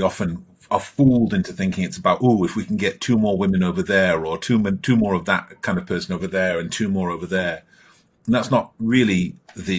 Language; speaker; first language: English; native; English